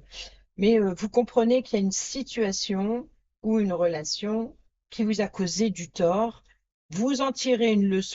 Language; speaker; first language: French; native; French